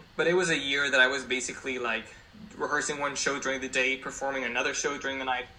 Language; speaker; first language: English; non-native, fluent; Spanish